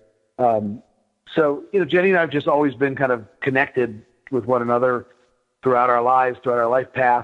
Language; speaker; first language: English; native; English